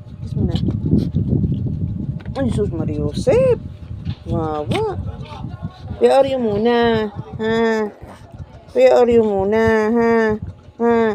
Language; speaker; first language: Filipino; non-native, local second language; Cebuano